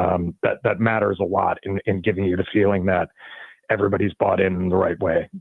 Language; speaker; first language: English; native; English